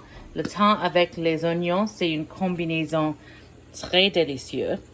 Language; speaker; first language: French; non-native, fluent; English